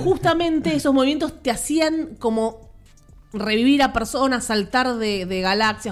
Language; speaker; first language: Spanish; native; Spanish